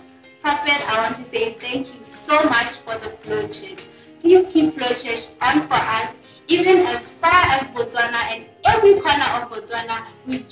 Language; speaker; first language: English; non-native, local second language; Tswana